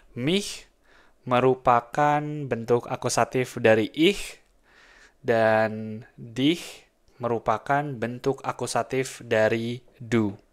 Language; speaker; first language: Indonesian; native; Indonesian